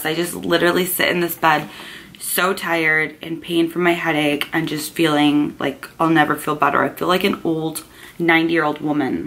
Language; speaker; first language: English; native; English